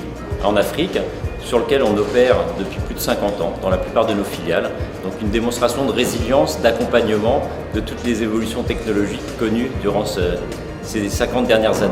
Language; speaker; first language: French; native; French